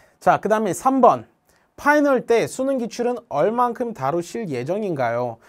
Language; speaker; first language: Korean; native; Korean